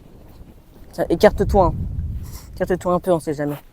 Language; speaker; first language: French; native; French